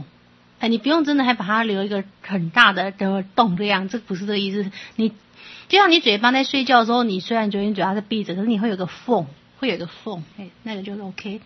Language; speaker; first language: Chinese; native; Chinese